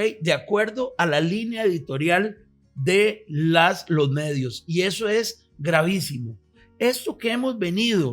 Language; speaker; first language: Spanish; native; Spanish